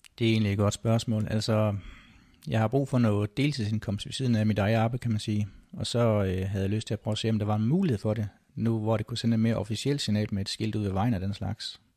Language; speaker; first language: Danish; native; Danish